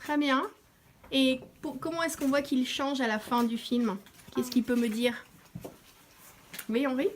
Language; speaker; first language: French; native; French